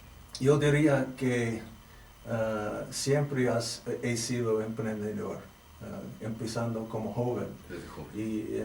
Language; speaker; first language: Spanish; non-native, fluent; English